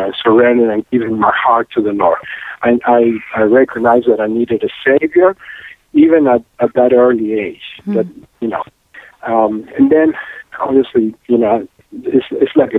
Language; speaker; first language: English; non-native, fluent; Spanish